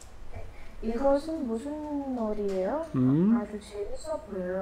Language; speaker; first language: Korean; non-native, learner; Indonesian